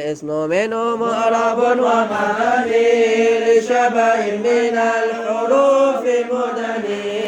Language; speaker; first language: Arabic; non-native, fluent; Indonesian